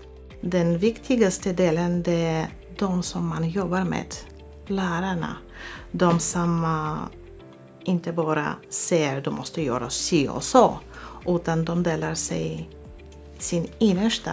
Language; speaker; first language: Swedish; non-native, fluent; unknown